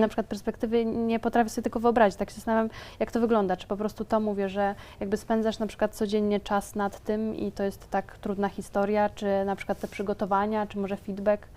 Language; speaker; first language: Polish; native; Polish